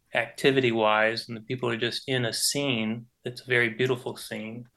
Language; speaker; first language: English; native; English